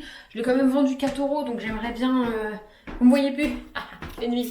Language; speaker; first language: French; native; French